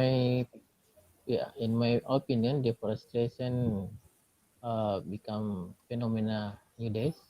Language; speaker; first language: English; non-native, learner; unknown